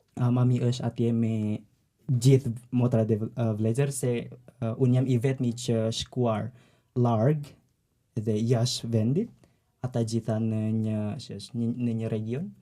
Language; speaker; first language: Albanian; non-native, learner; Indonesian